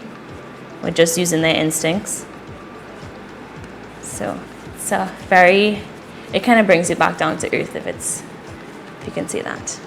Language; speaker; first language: English; native; English